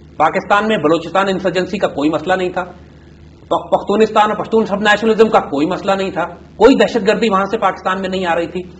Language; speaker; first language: Urdu; native; Urdu